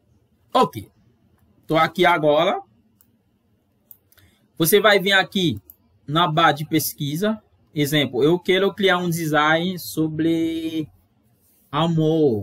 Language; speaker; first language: Portuguese; non-native, fluent; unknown